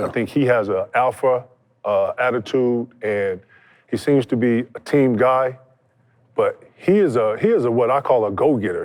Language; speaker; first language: English; native; English